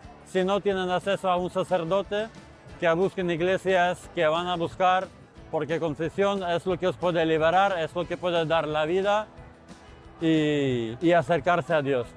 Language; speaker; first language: Spanish; non-native, fluent; Ukrainian